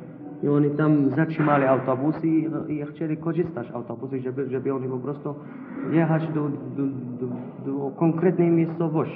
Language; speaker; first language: Polish; non-native, learner; Arabic